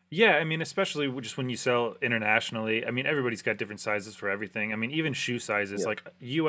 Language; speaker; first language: English; early bilingual, other home language; Japanese